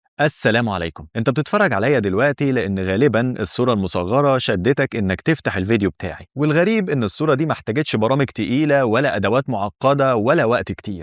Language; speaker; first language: Arabic; native; Arabic